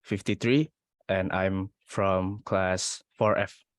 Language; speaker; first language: English; non-native, learner; Indonesian